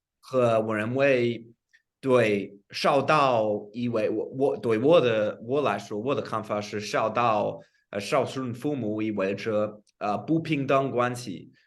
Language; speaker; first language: Chinese; non-native, fluent; English